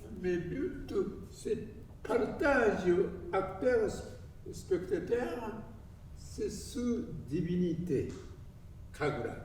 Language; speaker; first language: French; non-native, learner; Japanese